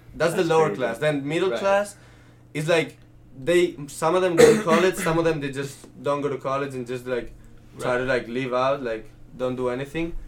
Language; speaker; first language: English; early bilingual, other home language; Italian